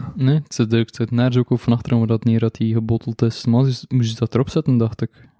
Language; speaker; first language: Dutch; native; Dutch